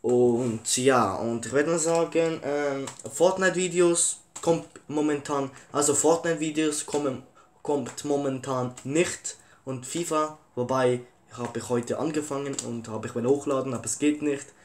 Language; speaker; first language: German; early bilingual, other home language; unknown